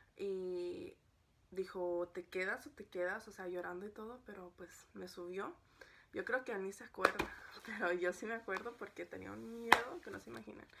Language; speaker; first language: Spanish; early bilingual, heritage; Spanish